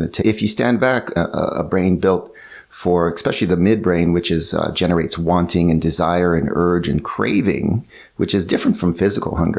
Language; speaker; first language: English; native; English